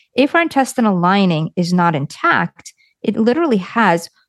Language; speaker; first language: English; early bilingual, other home language; Lithuanian